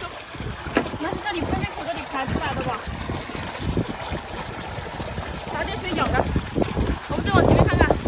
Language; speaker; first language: Chinese; native; Chinese